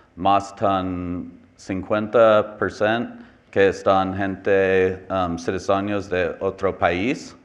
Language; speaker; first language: Spanish; non-native, learner; English